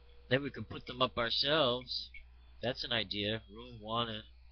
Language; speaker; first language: English; native; English